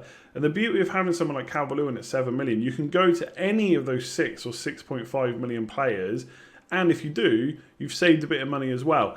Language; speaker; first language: English; native; English